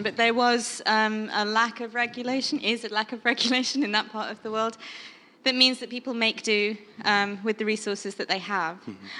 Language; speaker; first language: English; native; English